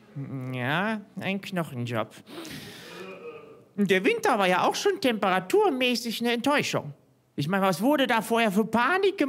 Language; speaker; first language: German; native; German